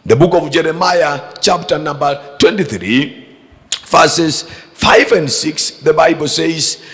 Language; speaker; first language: English; non-native, local second language; Swahili